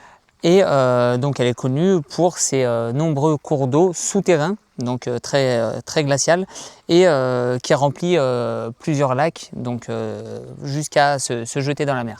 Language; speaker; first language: French; native; French